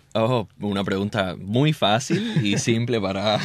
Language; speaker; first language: Spanish; early bilingual, heritage; Spanish